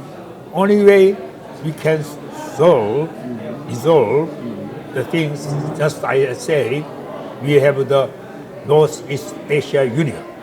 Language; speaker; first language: English; non-native, learner; Korean